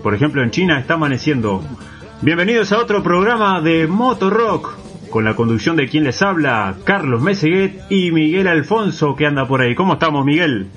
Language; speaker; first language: Spanish; native; Spanish